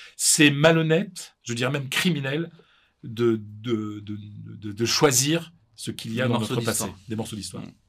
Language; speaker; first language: French; native; French